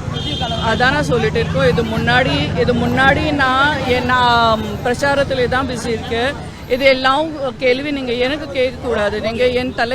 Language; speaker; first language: Tamil; non-native, fluent; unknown